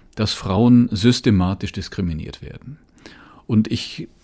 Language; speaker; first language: German; native; German